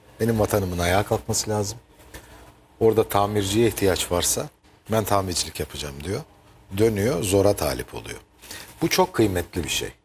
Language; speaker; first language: Turkish; native; Turkish